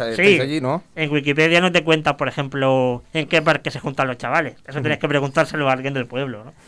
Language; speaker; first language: Spanish; native; Spanish